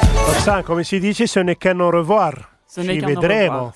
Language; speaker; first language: Italian; native; Italian